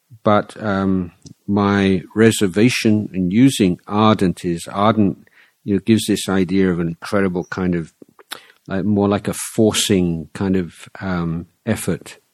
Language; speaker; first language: English; native; English